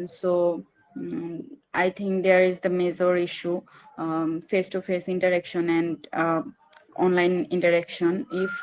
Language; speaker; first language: English; non-native, learner; Bangla